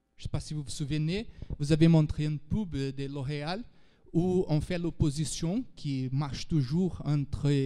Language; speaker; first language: French; non-native, fluent; Portuguese